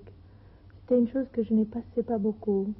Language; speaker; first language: French; non-native, fluent; Greek